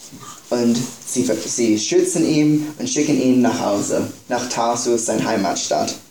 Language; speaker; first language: German; non-native, fluent; English